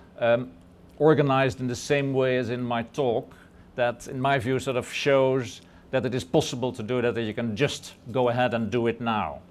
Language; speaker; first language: English; non-native, fluent; Dutch